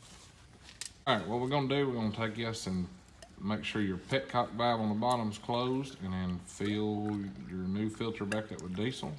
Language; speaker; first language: English; native; English